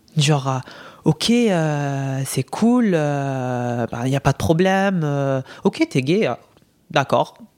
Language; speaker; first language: French; non-native, local second language; Arabic